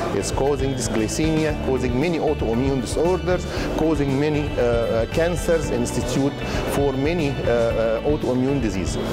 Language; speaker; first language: English; non-native, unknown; Arabic